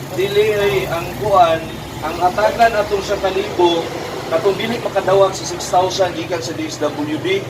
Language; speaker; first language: Cebuano; native; Cebuano